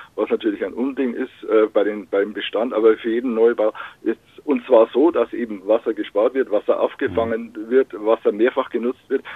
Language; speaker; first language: German; native; German